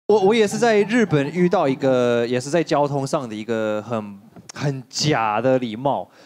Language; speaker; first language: Chinese; non-native, fluent; English